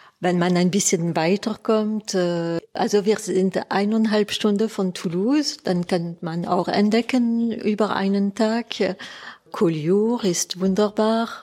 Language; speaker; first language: German; non-native, local second language; French